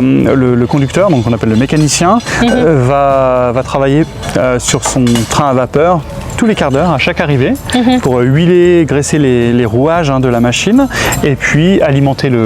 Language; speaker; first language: French; native; French